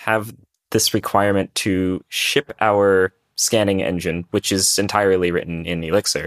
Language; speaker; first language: English; native; English